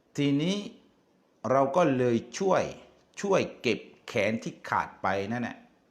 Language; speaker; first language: Thai; non-native, local second language; Malay